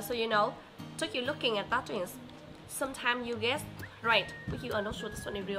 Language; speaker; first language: English; non-native, fluent; Vietnamese